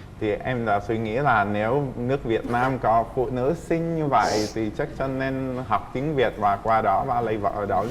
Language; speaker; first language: Vietnamese; non-native, fluent; Czech